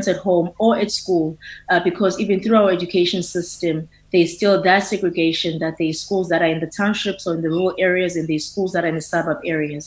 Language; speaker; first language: English; non-native, local second language; Xhosa